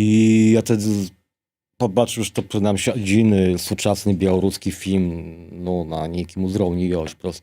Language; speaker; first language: Polish; non-native, local second language; Belarusian